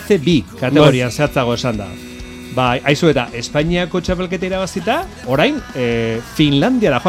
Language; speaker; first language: Basque; native; Basque